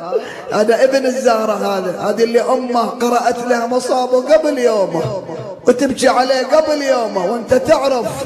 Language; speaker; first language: Arabic; native; Arabic